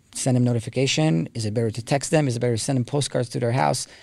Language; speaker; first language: English; non-native, fluent; Hebrew